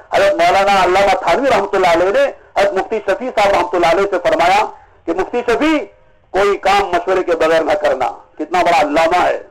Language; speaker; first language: Urdu; native; Urdu